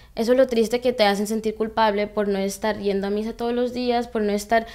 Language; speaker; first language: Spanish; early bilingual, heritage; Spanish